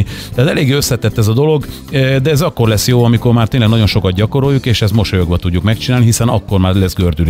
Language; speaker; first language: Hungarian; native; Hungarian